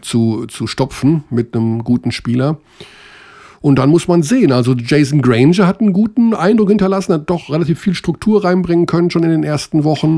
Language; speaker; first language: German; native; German